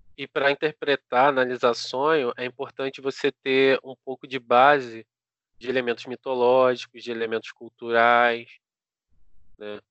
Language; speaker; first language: Portuguese; native; Portuguese